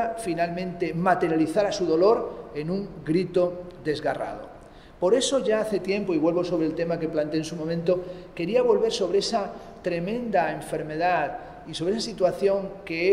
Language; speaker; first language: Spanish; native; Spanish